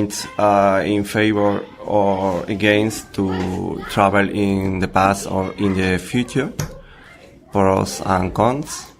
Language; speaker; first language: English; non-native, learner; Spanish